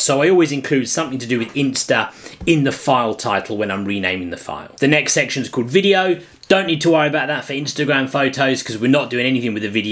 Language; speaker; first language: English; native; English